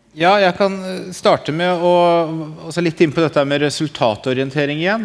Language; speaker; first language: Norwegian; native; Norwegian